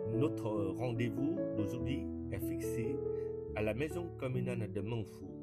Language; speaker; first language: French; non-native, fluent; Vietnamese